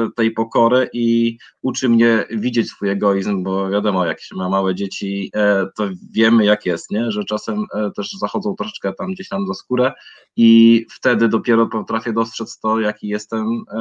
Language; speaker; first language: Polish; native; Polish